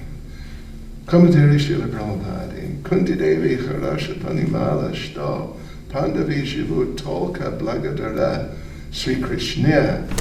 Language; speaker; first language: Russian; non-native, learner; English